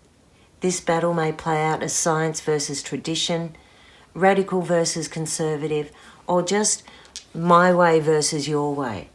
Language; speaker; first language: English; native; English